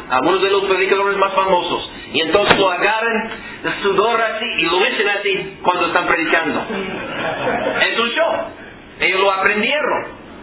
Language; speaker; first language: Spanish; non-native, fluent; English